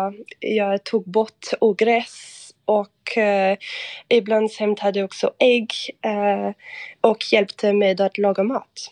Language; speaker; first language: Swedish; non-native, fluent; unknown